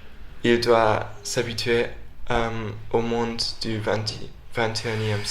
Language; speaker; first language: French; non-native, fluent; English